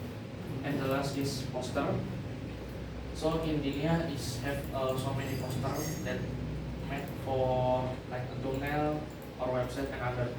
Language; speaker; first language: English; non-native, learner; Indonesian